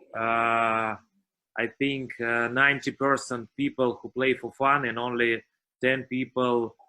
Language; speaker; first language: English; non-native, learner; Russian